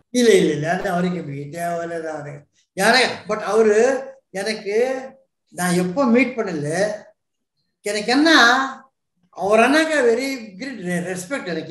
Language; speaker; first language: Tamil; non-native, local second language; Telugu